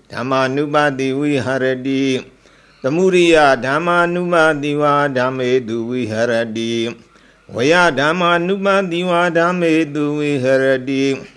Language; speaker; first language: Burmese; native; Burmese